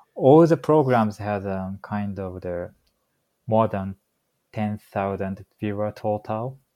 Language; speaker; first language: English; non-native, fluent; Japanese